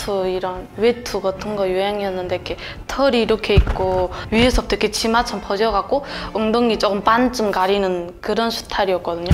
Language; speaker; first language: Korean; native; Korean